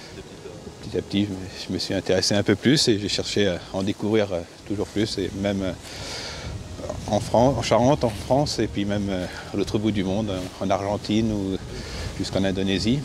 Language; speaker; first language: French; native; French